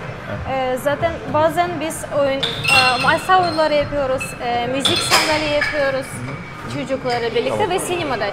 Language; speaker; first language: Turkish; non-native, learner; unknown